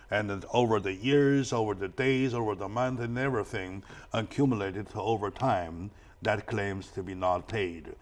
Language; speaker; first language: English; non-native, fluent; Chinese